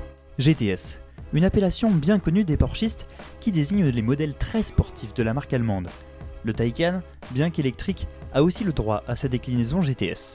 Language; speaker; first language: French; native; French